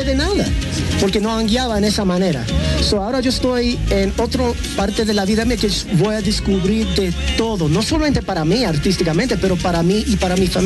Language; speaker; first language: Spanish; early bilingual, heritage; English